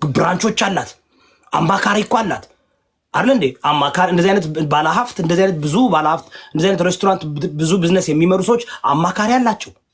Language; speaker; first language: Amharic; early bilingual, heritage; Amharic